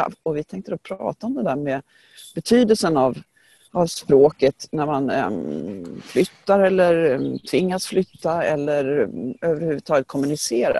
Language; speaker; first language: Swedish; native; Swedish